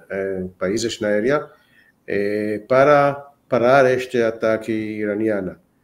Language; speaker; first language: Portuguese; non-native, fluent; Hebrew